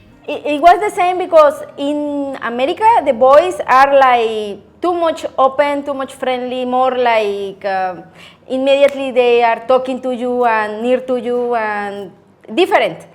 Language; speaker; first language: English; non-native, learner; Spanish